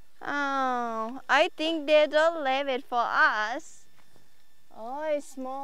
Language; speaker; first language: English; non-native, learner; Thai